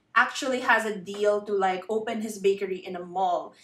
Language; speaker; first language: English; non-native, local second language; Filipino